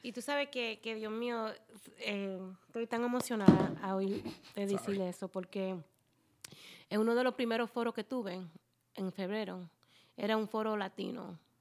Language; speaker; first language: Spanish; early bilingual, heritage; Spanish